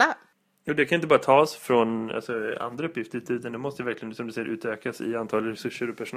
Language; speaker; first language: Swedish; native; Swedish